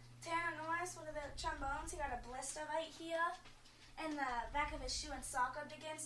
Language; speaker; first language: English; native; English